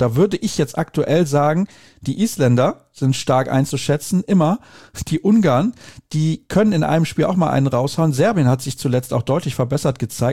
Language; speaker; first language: German; native; German